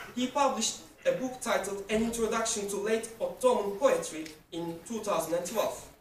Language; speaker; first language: English; non-native, fluent; Turkish